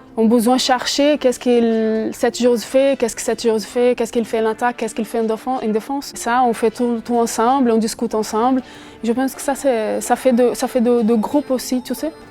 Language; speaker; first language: French; non-native, fluent; Portuguese